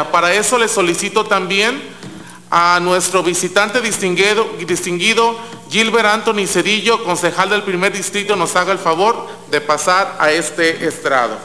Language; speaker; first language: Spanish; native; Spanish